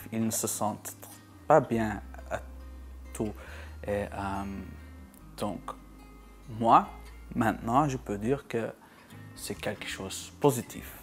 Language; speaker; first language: French; non-native, local second language; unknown